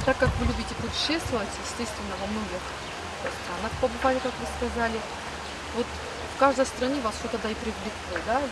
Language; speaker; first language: Russian; non-native, local second language; Ossetic